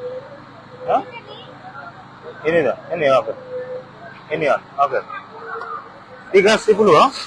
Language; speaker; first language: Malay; non-native, learner; Bangla